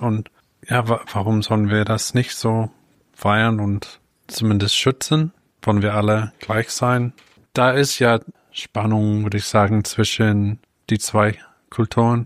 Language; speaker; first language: German; non-native, fluent; English